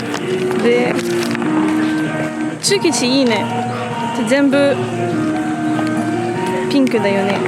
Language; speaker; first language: Japanese; non-native, fluent; French